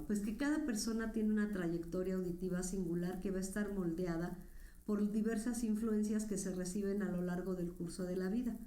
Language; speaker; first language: Spanish; native; Spanish